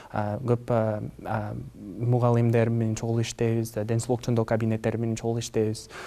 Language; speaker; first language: Kyrgyz; non-native, learner; English